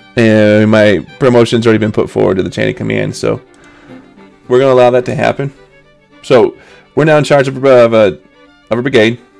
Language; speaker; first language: English; native; English